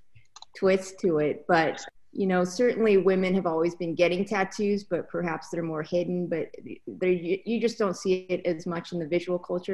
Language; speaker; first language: English; native; English